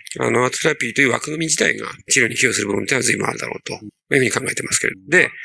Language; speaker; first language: Japanese; native; Japanese